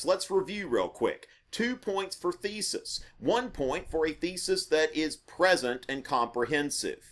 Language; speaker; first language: English; native; English